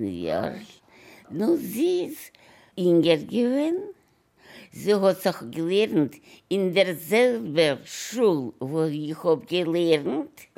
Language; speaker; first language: German; non-native, learner; Yiddish